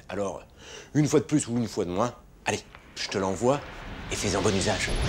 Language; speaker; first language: French; native; French